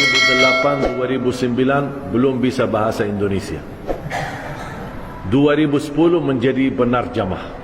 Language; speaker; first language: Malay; non-native, fluent; Arabic